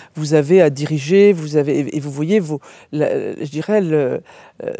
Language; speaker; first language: French; native; French